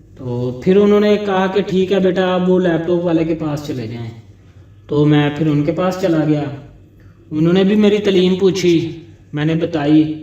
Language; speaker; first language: Urdu; non-native, local second language; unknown